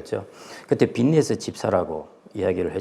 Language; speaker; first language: Korean; native; Korean